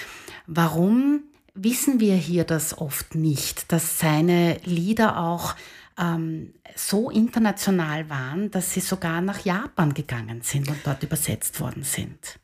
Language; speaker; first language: German; native; German